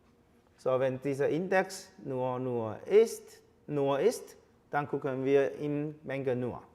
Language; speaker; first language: German; non-native, fluent; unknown